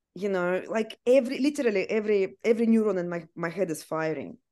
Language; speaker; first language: English; non-native, fluent; Russian